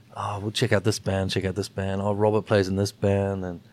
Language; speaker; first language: English; native; English